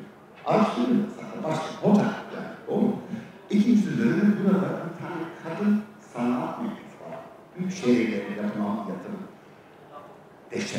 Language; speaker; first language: Turkish; non-native, learner; German